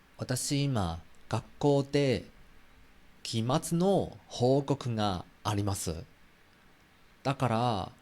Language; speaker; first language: Japanese; non-native, learner; Chinese